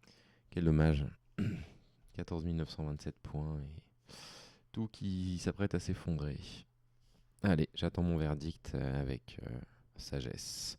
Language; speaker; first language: French; native; French